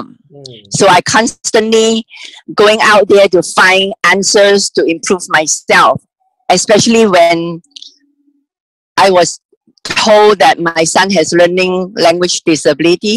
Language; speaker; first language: English; non-native, local second language; Cantonese